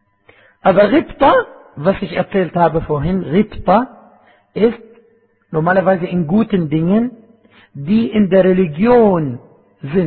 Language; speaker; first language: German; non-native, fluent; Arabic